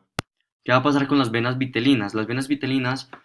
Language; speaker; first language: Spanish; native; Spanish